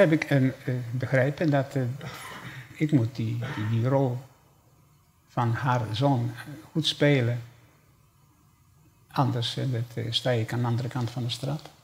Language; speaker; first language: Dutch; non-native, fluent; Polish